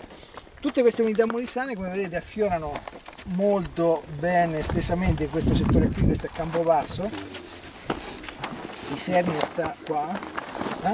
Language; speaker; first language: Italian; native; Italian